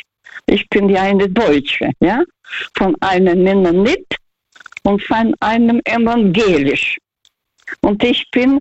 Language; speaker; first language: German; non-native, fluent; Russian